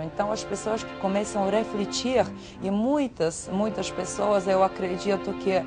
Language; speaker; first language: Portuguese; non-native, fluent; Serbian